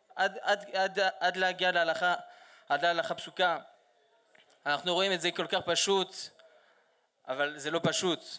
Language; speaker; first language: Hebrew; non-native, fluent; French